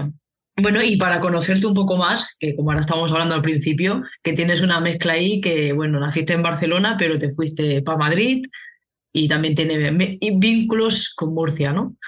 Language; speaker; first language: Spanish; native; Spanish